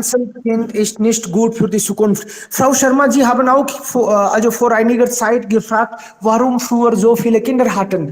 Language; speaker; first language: German; non-native, fluent; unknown